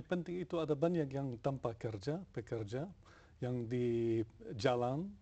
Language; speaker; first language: Indonesian; non-native, fluent; Dutch